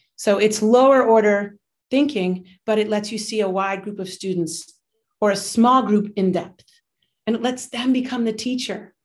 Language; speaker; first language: English; native; English